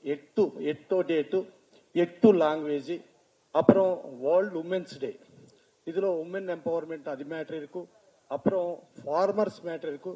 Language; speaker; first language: Tamil; non-native, learner; Telugu